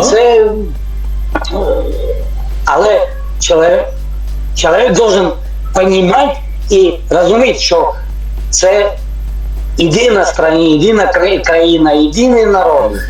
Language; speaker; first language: Ukrainian; non-native, learner; Tajik